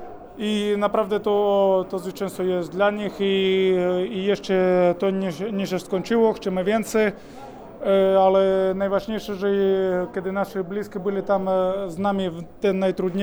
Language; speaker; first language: Polish; non-native, fluent; Spanish